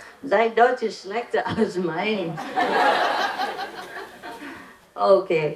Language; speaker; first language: German; non-native, learner; Vietnamese